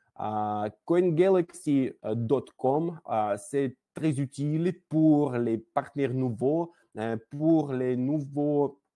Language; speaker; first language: French; non-native, learner; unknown